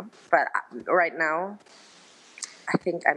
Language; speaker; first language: English; non-native, local second language; Filipino